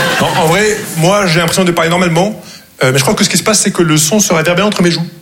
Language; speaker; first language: French; non-native, local second language; Arabic